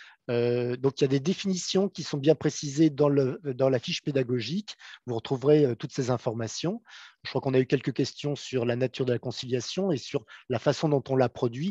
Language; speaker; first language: French; native; French